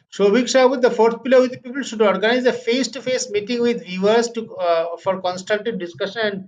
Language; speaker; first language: English; non-native, local second language; Bangla